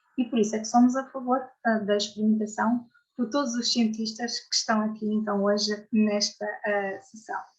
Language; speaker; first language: Portuguese; native; Portuguese